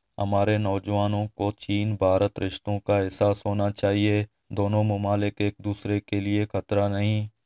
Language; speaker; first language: Urdu; non-native, local second language; Baluchi